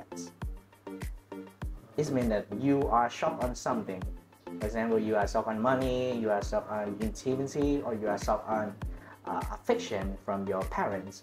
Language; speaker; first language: English; non-native, learner; Vietnamese